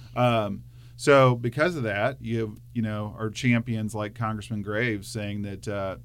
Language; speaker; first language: English; native; English